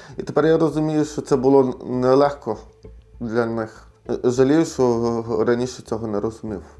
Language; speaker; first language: Ukrainian; native; Ukrainian